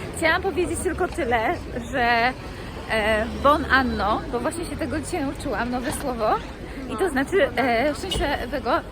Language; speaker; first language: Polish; early bilingual, heritage; Polish